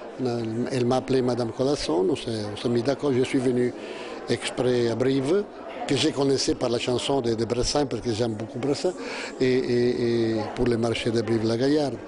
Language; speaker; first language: French; non-native, fluent; Italian